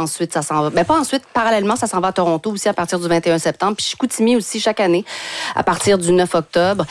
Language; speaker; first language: French; native; French